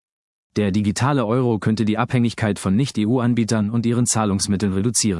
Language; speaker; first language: German; native; German